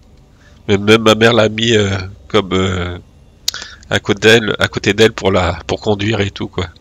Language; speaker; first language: French; native; French